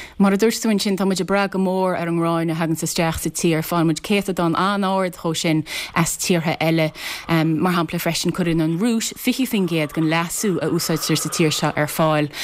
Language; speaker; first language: Irish; native; Irish